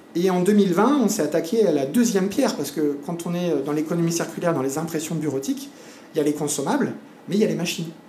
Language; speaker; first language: French; native; French